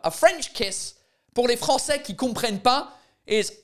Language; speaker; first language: French; non-native, fluent; English